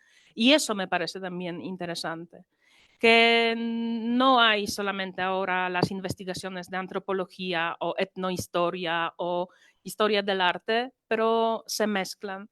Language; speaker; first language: Spanish; non-native, fluent; Polish